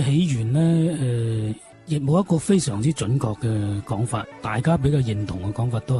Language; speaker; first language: Cantonese; native; Cantonese